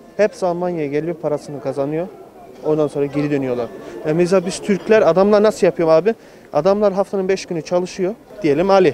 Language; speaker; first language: Turkish; early bilingual, heritage; Turkish